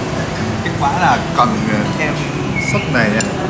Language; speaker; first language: Vietnamese; non-native, learner; Japanese